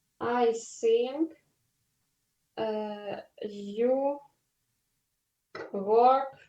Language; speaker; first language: English; non-native, learner; Ukrainian